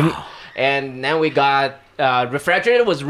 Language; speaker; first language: English; non-native, fluent; Chinese